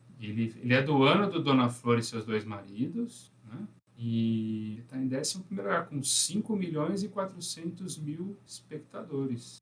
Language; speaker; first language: Portuguese; native; Portuguese